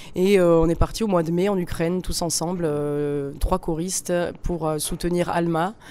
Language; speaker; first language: French; native; French